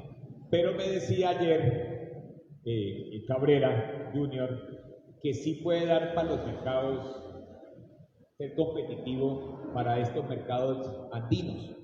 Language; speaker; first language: Spanish; native; Spanish